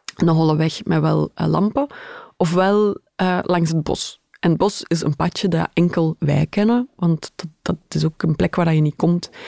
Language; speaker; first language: Dutch; native; Dutch